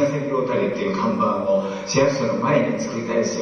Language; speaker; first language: Japanese; native; Japanese